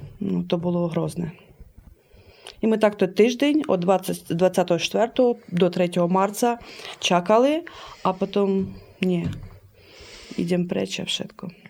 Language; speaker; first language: Ukrainian; early bilingual, heritage; Slovak